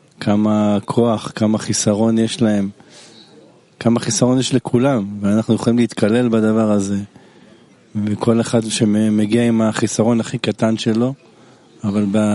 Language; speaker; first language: Hebrew; non-native, fluent; Hungarian